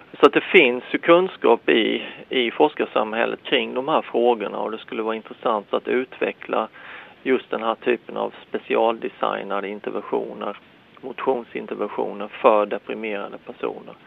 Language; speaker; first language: Swedish; native; Swedish